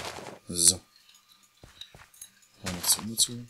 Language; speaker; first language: German; native; German